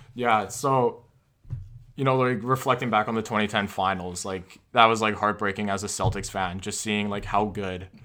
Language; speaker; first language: English; native; English